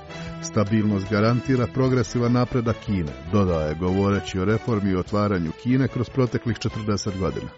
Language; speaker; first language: Croatian; native; Croatian